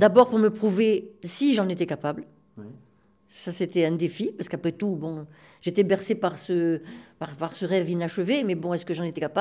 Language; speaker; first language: French; native; French